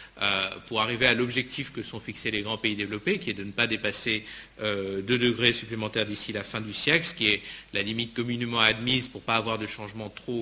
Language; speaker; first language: French; native; French